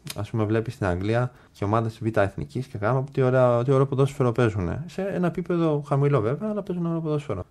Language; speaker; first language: Greek; native; Greek